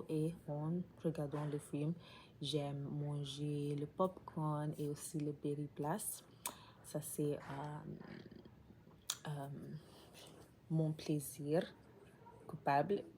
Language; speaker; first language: French; non-native, learner; English